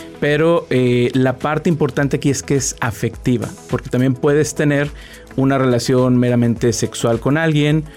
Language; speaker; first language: Spanish; native; Spanish